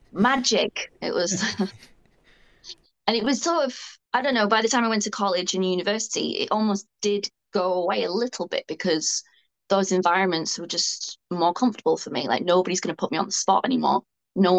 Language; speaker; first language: English; native; English